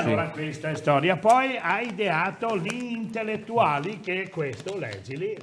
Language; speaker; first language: Italian; native; Italian